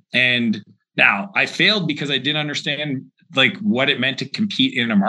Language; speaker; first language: English; native; English